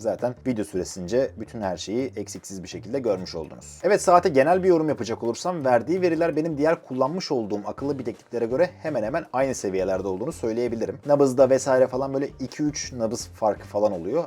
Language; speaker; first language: Turkish; native; Turkish